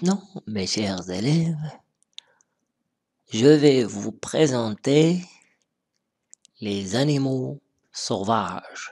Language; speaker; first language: French; non-native, local second language; Arabic